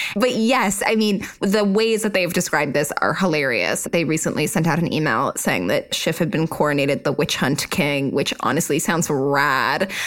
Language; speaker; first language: English; native; English